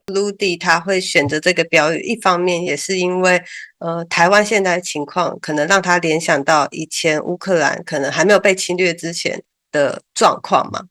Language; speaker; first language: Chinese; native; Chinese